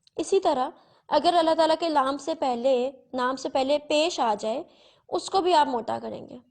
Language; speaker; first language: Urdu; native; Urdu